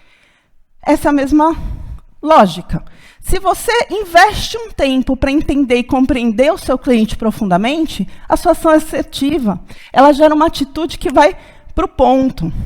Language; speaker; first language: Portuguese; native; Portuguese